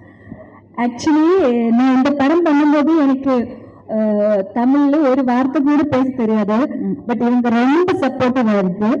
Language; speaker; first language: Tamil; non-native, learner; Malayalam